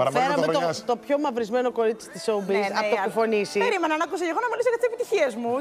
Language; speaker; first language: Greek; native; Greek